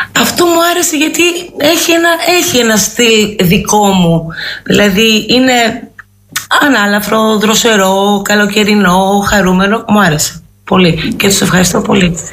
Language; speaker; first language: Greek; early bilingual, heritage; Greek